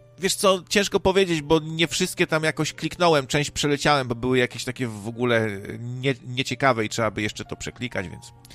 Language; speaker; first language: Polish; native; Polish